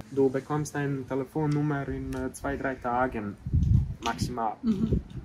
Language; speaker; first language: German; non-native, learner; Bosnian